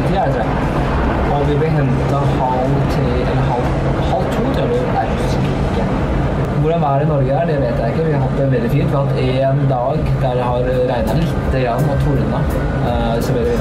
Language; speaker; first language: Norwegian; native; Norwegian